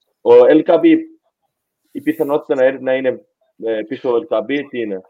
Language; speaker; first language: Greek; early bilingual, heritage; Greek